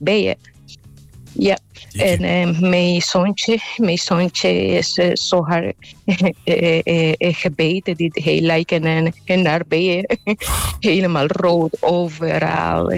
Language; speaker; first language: Dutch; non-native, local second language; Papiamento